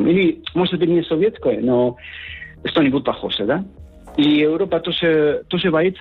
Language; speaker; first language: Russian; non-native, learner; Spanish